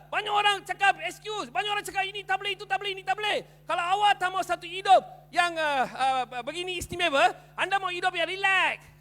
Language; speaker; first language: Malay; non-native, local second language; Tamil